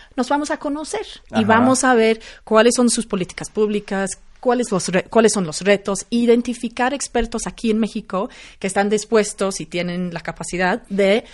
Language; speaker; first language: Spanish; non-native, fluent; English